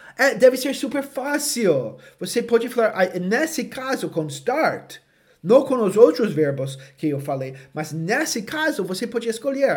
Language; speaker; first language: Portuguese; non-native, fluent; English